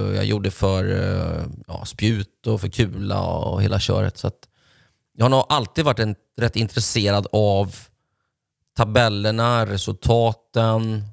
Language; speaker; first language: Swedish; native; Swedish